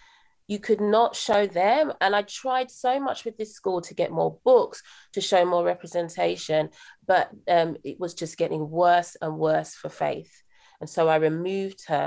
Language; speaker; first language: English; native; English